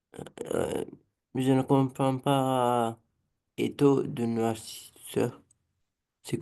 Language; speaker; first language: French; non-native, learner; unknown